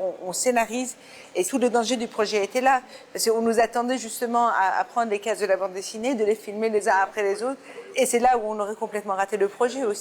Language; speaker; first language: French; non-native, fluent; Persian